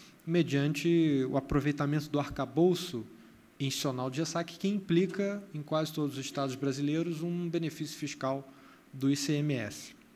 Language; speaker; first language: Portuguese; native; Portuguese